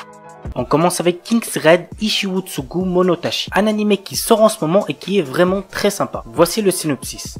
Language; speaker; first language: French; native; French